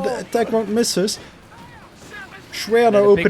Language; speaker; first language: English; non-native, fluent; Dutch